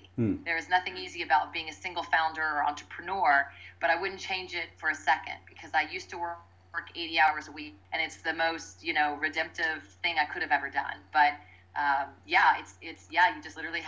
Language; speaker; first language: English; native; English